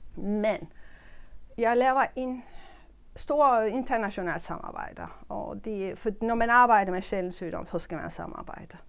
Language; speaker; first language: Danish; non-native, fluent; Turkish